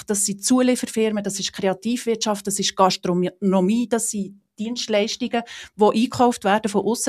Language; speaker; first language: German; native; German